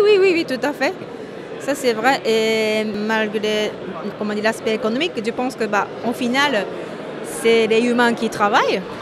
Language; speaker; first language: French; non-native, fluent; Japanese